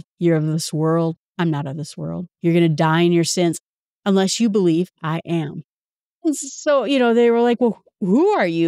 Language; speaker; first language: English; native; English